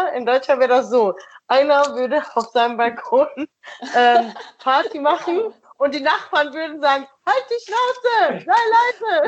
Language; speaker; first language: German; native; German